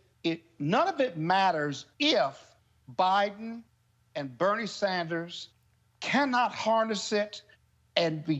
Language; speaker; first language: English; native; English